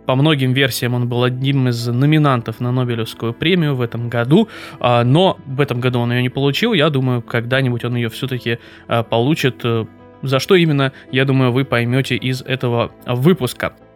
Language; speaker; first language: Russian; native; Russian